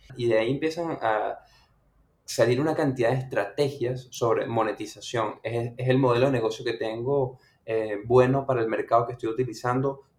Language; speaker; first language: Spanish; native; Spanish